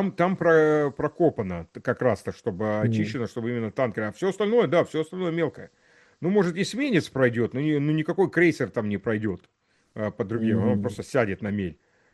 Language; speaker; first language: Russian; early bilingual, heritage; Russian